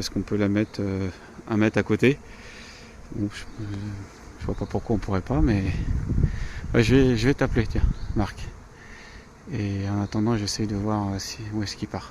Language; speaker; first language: French; native; French